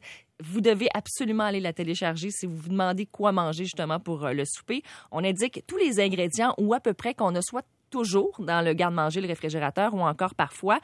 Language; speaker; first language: French; native; French